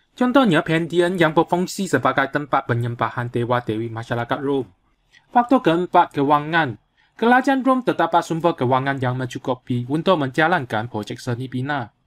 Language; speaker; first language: Malay; non-native, local second language; Chinese